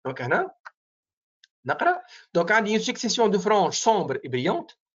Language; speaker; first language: French; non-native, local second language; Arabic